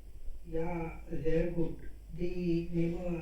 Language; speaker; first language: German; non-native, learner; Hindi